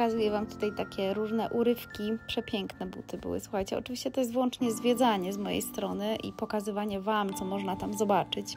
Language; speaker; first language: Polish; native; Polish